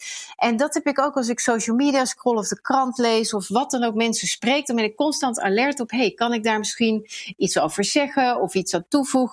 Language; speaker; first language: Dutch; native; Dutch